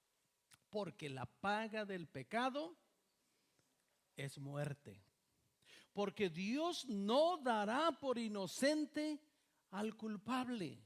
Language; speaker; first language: Spanish; native; Spanish